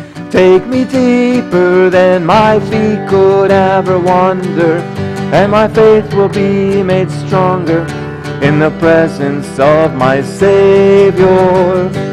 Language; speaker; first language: English; native; English